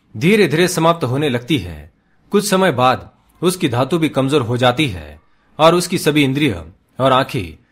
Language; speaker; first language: Hindi; native; Hindi